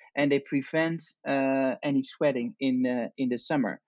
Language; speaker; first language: English; non-native, fluent; Dutch